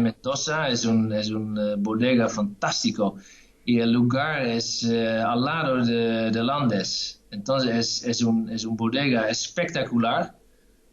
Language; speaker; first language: Spanish; non-native, fluent; Dutch